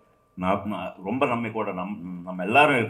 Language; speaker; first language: Tamil; non-native, local second language; Telugu